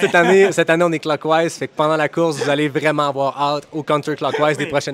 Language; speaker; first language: French; native; French